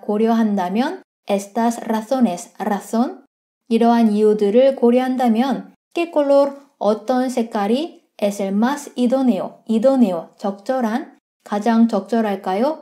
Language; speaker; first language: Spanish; non-native, fluent; Korean